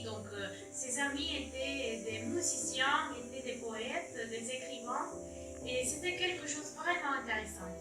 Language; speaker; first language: French; non-native, learner; Spanish